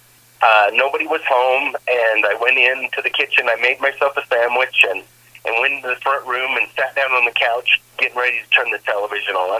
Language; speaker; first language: English; native; English